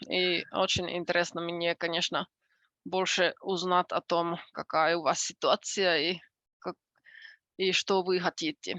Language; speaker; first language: Russian; non-native, fluent; Finnish